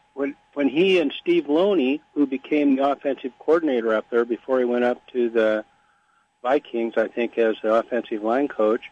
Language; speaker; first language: English; native; English